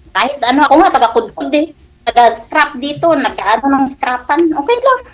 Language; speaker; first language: Filipino; non-native, local second language; Kinaray-a